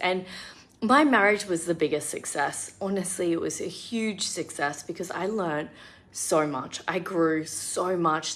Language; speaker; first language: English; native; English